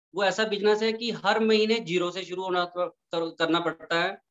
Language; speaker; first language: Hindi; native; Hindi